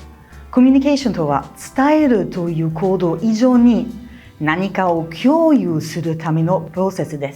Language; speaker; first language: Japanese; non-native, fluent; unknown